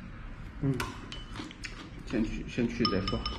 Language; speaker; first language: Chinese; native; Chinese